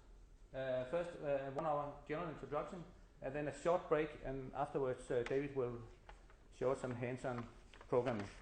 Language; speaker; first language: English; non-native, fluent; Danish